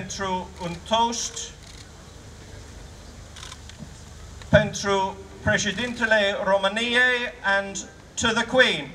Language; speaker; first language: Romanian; non-native, fluent; English